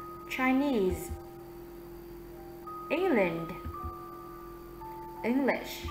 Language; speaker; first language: English; non-native, fluent; Vietnamese